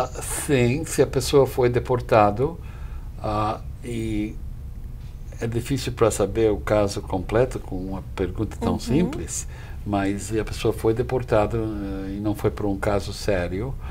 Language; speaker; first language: Portuguese; non-native, fluent; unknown